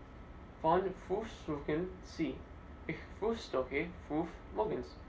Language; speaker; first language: German; non-native, learner; English